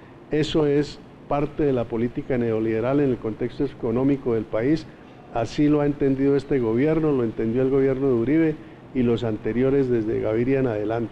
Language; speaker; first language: Spanish; native; Spanish